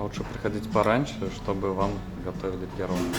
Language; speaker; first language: Russian; native; Russian